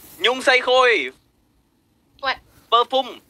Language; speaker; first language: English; non-native, learner; Vietnamese